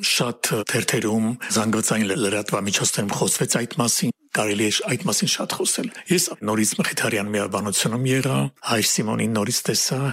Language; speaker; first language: Armenian; native; Armenian